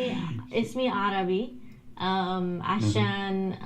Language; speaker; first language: Arabic; non-native, learner; English